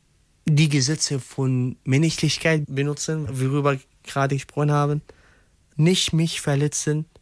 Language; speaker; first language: German; non-native, local second language; Arabic